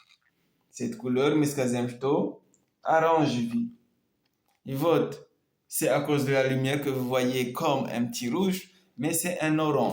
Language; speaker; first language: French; non-native, local second language; Comorian